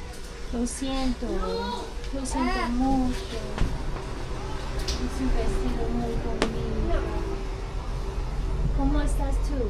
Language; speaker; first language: Spanish; non-native, fluent; English